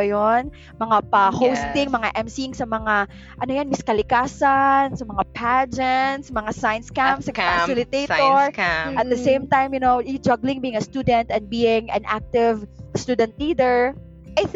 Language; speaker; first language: English; non-native, local second language; Cebuano